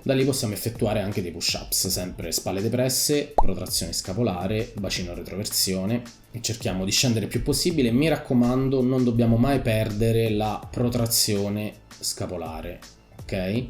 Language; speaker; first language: Italian; native; Italian